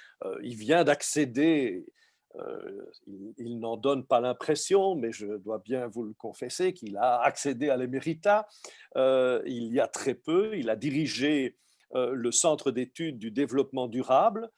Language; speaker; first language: French; native; French